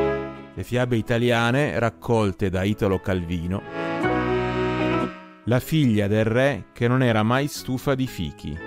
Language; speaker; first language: Italian; native; Italian